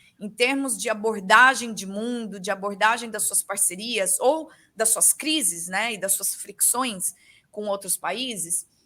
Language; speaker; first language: Portuguese; native; Portuguese